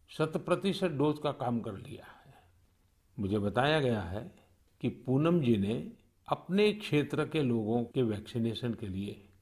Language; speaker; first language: Hindi; non-native, local second language; Gujarati